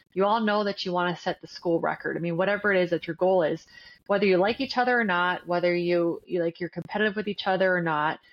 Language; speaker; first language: English; native; English